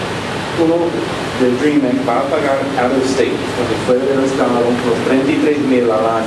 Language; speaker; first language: Spanish; non-native, fluent; English